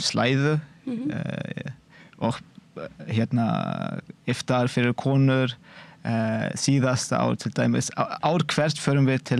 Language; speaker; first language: Icelandic; non-native, fluent; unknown